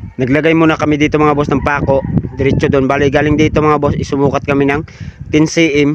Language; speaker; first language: Filipino; non-native, local second language; Cebuano